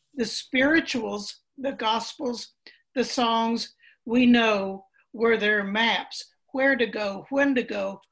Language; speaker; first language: English; native; English